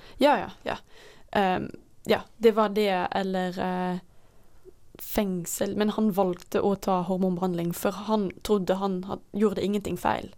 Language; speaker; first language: Norwegian; non-native, fluent; Dutch